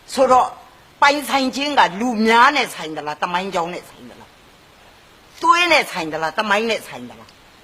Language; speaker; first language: Burmese; non-native, local second language; Kachin